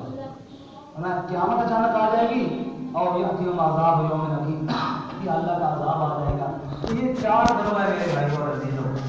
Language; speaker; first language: Urdu; non-native, local second language; Punjabi